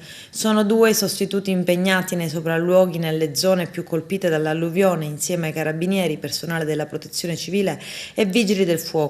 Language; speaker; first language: Italian; native; Italian